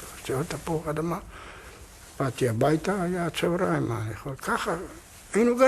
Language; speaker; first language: Hebrew; non-native, fluent; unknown